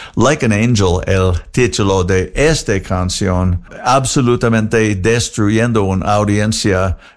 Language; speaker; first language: Spanish; non-native, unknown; English